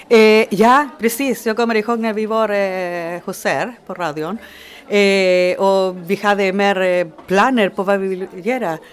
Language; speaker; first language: Swedish; non-native, fluent; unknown